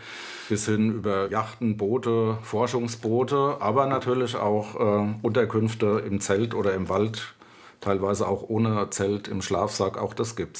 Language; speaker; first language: German; native; German